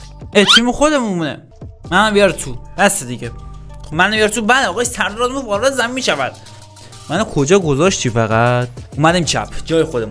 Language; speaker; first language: Persian; native; Persian